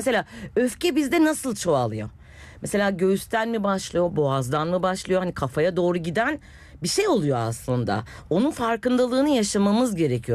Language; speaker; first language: Turkish; native; Turkish